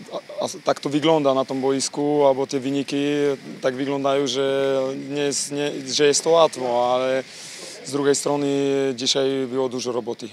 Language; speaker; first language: Polish; non-native, fluent; Slovak